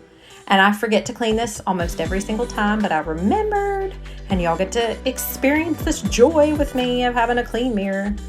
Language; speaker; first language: English; native; English